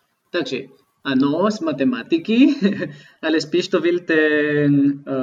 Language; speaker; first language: Czech; non-native, fluent; Spanish